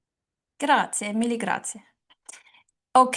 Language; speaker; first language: Italian; non-native, learner; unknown